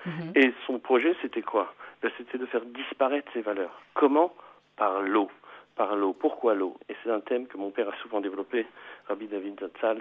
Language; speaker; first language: French; native; French